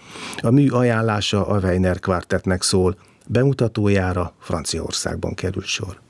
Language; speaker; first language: Hungarian; native; Hungarian